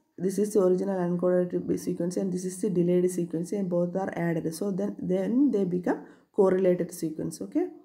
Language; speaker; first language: English; non-native, local second language; Malayalam